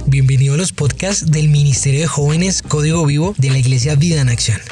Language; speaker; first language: Spanish; native; Spanish